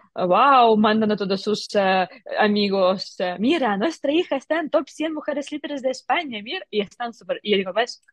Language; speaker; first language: Spanish; non-native, fluent; Ukrainian